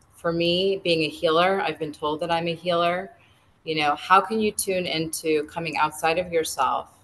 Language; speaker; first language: English; native; English